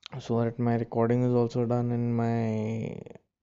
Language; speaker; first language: English; non-native, local second language; Marathi